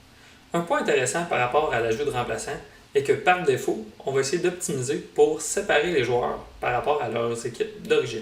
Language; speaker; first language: French; native; French